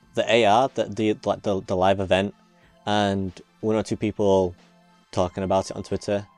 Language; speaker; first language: English; native; English